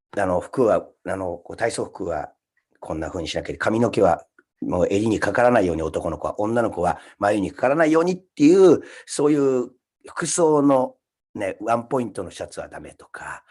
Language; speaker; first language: Japanese; native; Japanese